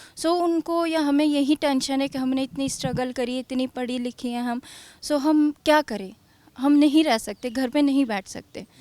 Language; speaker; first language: Hindi; non-native, fluent; Persian